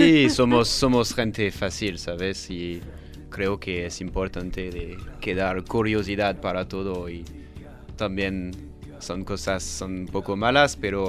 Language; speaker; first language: Spanish; non-native, learner; French